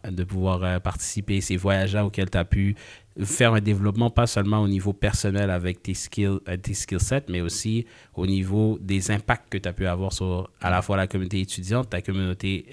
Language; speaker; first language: French; native; French